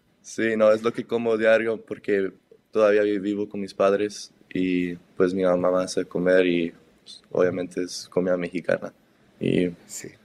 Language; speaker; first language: Spanish; early bilingual, heritage; Spanish